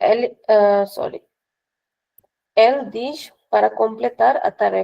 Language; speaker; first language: Portuguese; non-native, fluent; Hindi